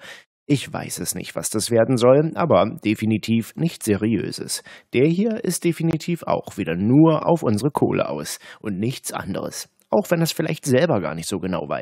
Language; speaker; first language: German; native; German